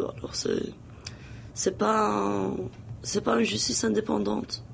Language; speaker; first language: French; non-native, local second language; Arabic